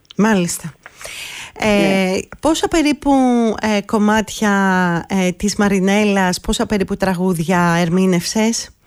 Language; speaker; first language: Greek; native; Greek